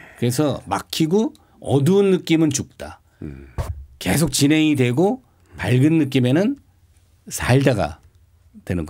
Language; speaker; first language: Korean; native; Korean